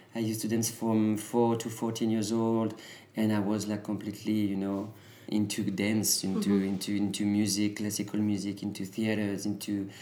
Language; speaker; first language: English; early bilingual, other home language; French